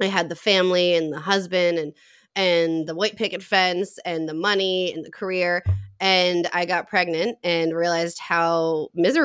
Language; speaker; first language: English; native; English